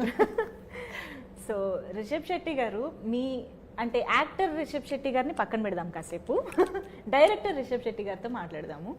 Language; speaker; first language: Telugu; native; Telugu